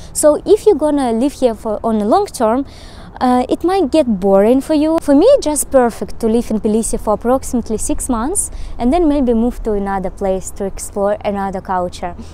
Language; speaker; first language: English; non-native, fluent; Russian